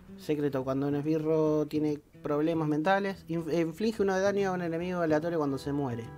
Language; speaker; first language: Spanish; native; Spanish